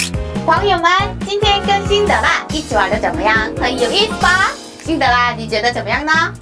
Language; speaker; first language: Chinese; non-native, fluent; Korean